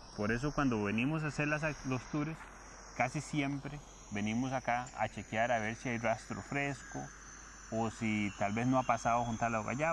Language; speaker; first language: Spanish; native; Spanish